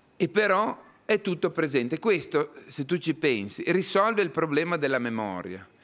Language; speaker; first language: Italian; native; Italian